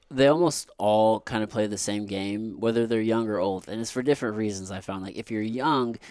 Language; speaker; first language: English; native; English